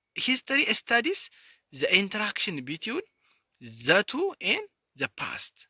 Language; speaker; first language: English; non-native, local second language; Amharic